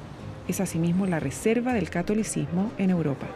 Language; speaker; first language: Spanish; native; Spanish